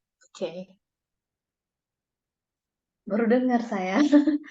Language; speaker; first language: Indonesian; non-native, learner; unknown